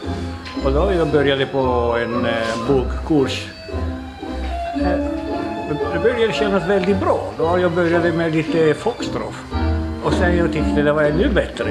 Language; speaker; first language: Swedish; non-native, fluent; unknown